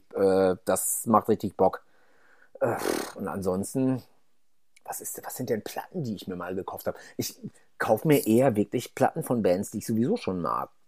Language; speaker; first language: German; native; German